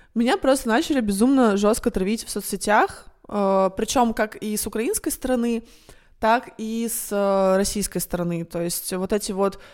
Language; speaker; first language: Russian; native; Russian